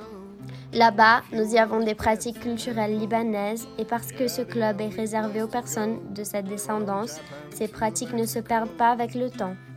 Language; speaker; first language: French; non-native, fluent; Portuguese